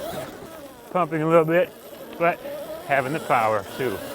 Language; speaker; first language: English; native; English